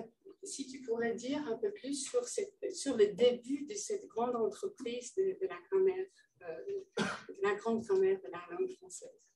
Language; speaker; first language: French; non-native, fluent; Dutch